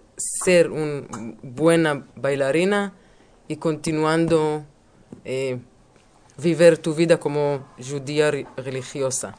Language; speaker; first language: Spanish; non-native, learner; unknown